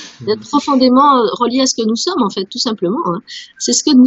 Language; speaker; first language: French; native; French